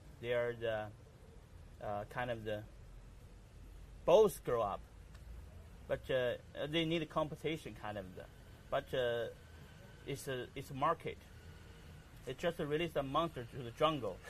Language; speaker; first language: English; non-native, learner; Chinese